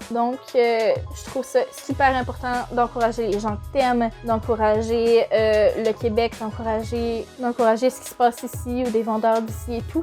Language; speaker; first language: French; native; French